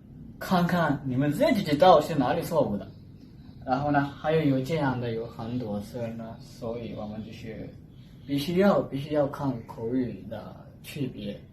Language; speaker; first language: Chinese; non-native, fluent; Urdu